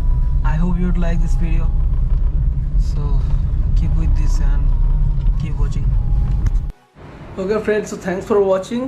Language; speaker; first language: English; non-native, local second language; Bangla